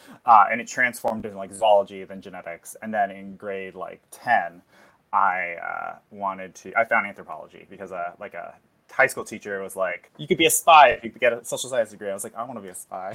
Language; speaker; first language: English; native; English